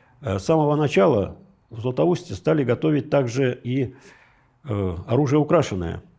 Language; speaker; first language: Russian; native; Russian